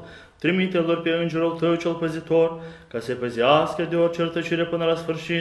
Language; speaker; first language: Romanian; native; Romanian